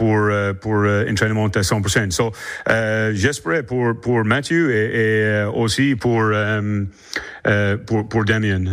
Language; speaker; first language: French; non-native, learner; English